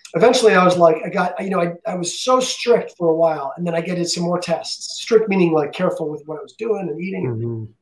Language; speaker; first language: English; native; English